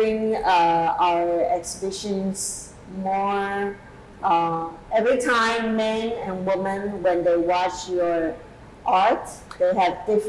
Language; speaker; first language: English; non-native, fluent; Chinese